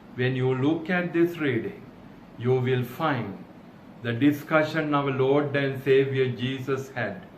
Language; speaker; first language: English; non-native, local second language; Sinhala